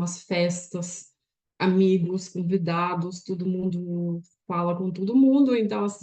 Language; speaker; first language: Portuguese; non-native, fluent; Russian